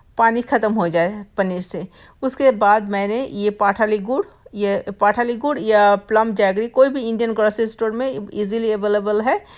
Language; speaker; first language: Hindi; non-native, local second language; Bangla